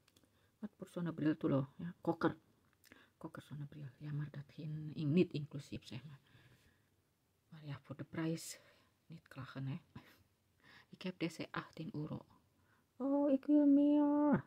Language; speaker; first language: Dutch; non-native, learner; Indonesian